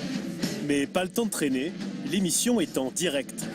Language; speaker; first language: French; native; French